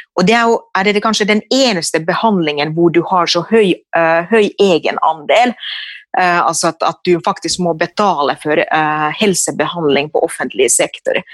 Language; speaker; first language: Norwegian; non-native, fluent; Finnish